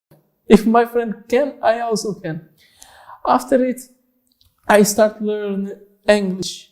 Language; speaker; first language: English; non-native, learner; Portuguese